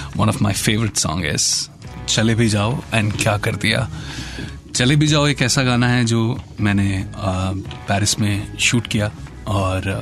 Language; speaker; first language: Hindi; native; Hindi